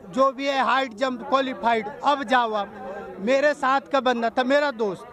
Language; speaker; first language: Hindi; native; Hindi